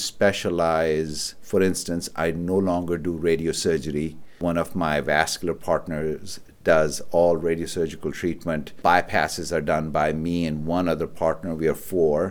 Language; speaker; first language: English; non-native, local second language; Urdu